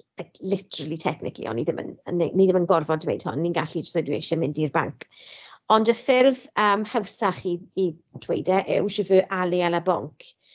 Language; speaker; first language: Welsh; non-native, local second language; English